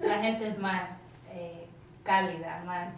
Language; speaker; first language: Spanish; non-native, learner; English